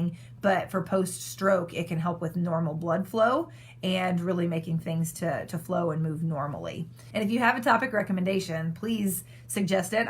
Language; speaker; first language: English; native; English